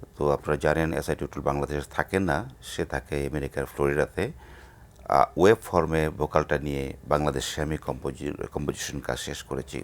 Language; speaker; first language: Bangla; native; Bangla